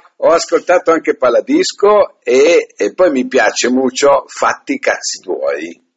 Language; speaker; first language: Italian; early bilingual, other home language; Spanish